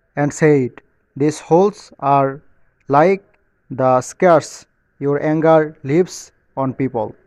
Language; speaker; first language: English; non-native, local second language; Bangla